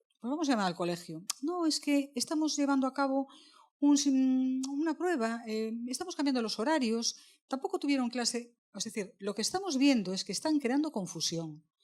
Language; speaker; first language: Spanish; native; Spanish